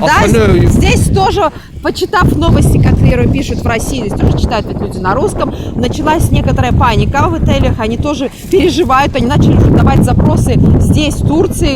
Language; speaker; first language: Russian; native; Russian